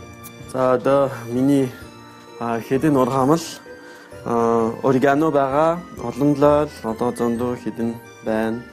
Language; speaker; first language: Mongolian; non-native, learner; French